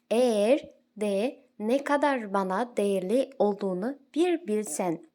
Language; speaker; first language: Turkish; non-native, fluent; Kazakh